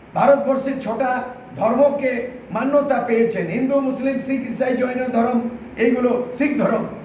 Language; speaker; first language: Bangla; non-native, local second language; Santali